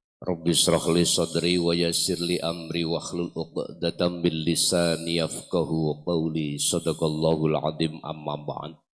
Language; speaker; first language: Indonesian; non-native, local second language; Javanese